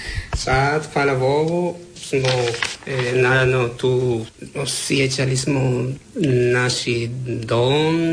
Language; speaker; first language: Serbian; non-native, learner; Spanish